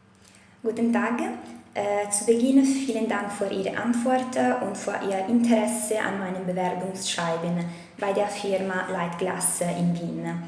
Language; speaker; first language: German; non-native, fluent; Italian